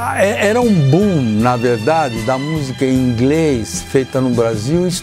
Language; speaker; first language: Portuguese; non-native, fluent; Italian